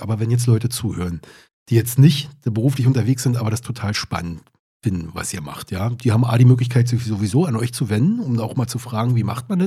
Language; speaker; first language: German; native; German